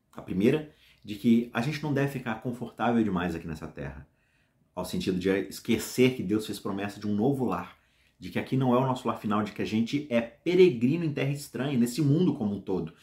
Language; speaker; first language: Portuguese; native; Portuguese